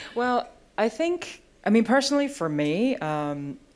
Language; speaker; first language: English; non-native, local second language; Cantonese